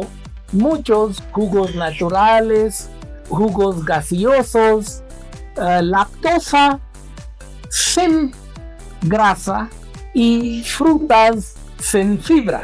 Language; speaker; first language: Spanish; non-native, fluent; Hindi